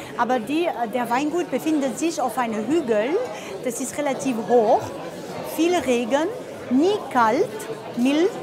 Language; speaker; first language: German; non-native, fluent; French